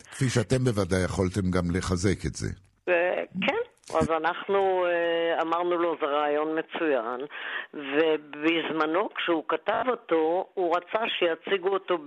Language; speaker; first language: Hebrew; non-native, local second language; German